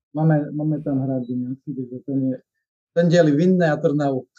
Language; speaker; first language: Slovak; native; Slovak